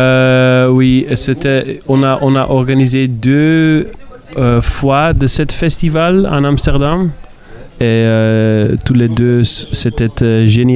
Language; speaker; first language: French; non-native, learner; Dutch